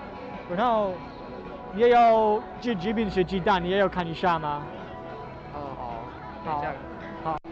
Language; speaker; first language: Chinese; non-native, learner; English